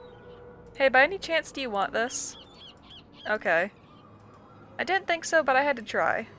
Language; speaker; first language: English; native; English